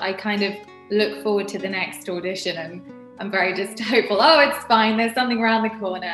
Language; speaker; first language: English; native; English